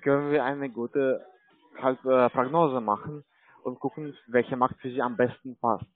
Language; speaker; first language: German; non-native, learner; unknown